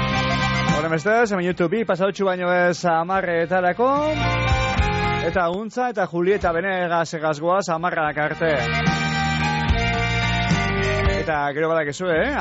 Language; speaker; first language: Basque; native; Basque